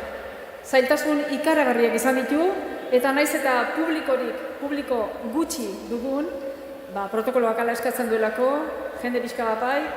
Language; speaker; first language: Basque; native; Basque